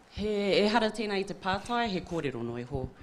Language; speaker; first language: Māori; non-native, local second language; English